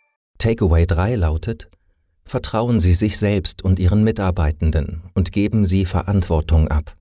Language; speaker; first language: German; native; German